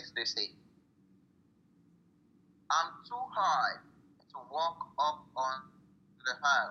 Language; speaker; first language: English; non-native, local second language; Yoruba